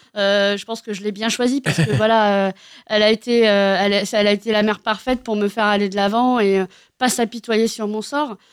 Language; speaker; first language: French; native; French